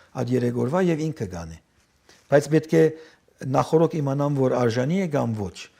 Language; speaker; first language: Armenian; early bilingual, heritage; Armenian